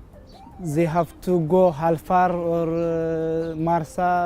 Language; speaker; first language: English; non-native, learner; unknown